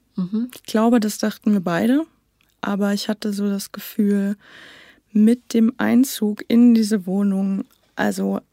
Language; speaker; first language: German; native; German